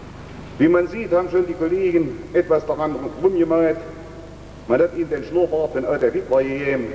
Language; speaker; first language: German; native; German